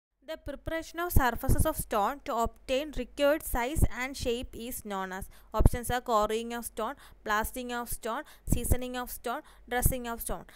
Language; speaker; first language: English; non-native, local second language; Malayalam